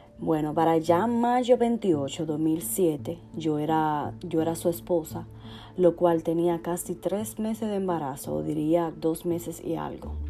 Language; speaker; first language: Spanish; native; Spanish